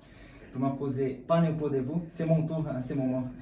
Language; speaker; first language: French; non-native, learner; Portuguese